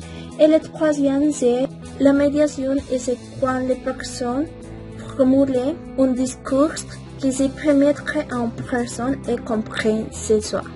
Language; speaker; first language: French; non-native, learner; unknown